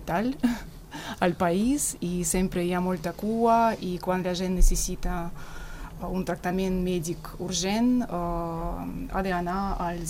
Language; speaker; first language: Catalan; non-native, fluent; Russian